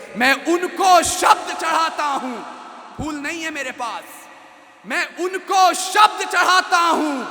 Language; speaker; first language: Hindi; native; Hindi